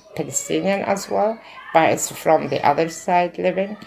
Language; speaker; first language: English; non-native, learner; Arabic